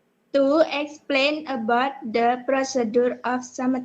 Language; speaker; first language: English; non-native, learner; Indonesian